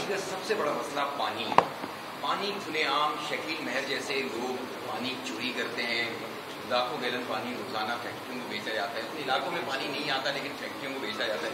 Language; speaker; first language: Urdu; native; Urdu